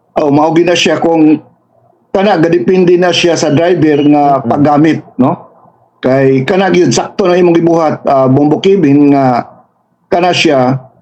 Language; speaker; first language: Cebuano; native; Cebuano